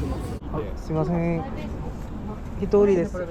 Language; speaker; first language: Japanese; non-native, learner; Korean